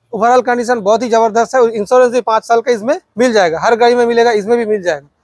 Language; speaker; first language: Hindi; non-native, local second language; Bangla